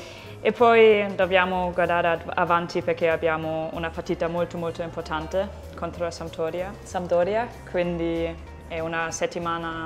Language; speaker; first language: Italian; non-native, fluent; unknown